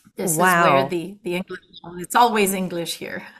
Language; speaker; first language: English; native; English